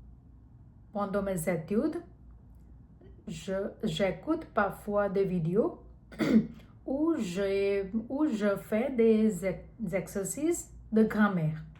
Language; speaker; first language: French; non-native, learner; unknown